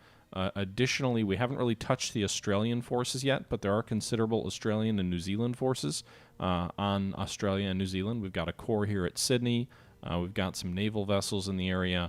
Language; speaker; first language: English; native; English